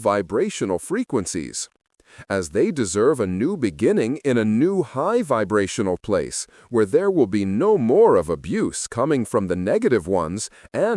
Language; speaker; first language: English; non-native, fluent; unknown